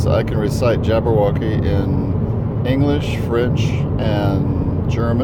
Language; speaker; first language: English; native; English